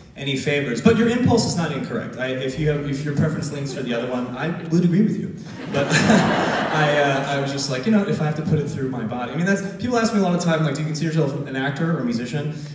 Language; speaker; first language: English; native; English